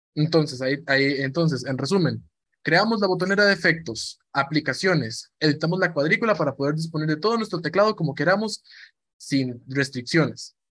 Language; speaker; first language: Spanish; native; Spanish